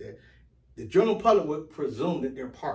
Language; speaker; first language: English; native; English